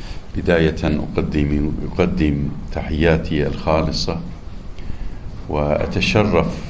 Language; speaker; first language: Arabic; non-native, fluent; Turkish